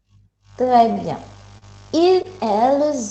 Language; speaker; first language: French; non-native, fluent; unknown